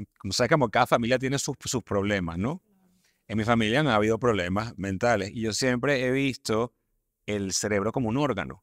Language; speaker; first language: Spanish; native; Spanish